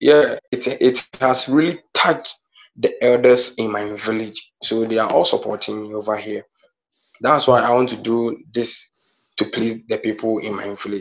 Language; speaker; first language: English; non-native, local second language; Akan